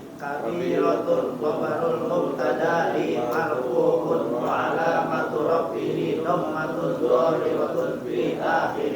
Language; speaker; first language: Arabic; non-native, fluent; Indonesian